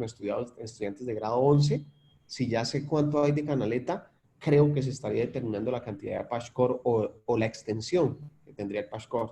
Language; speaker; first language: Spanish; native; Spanish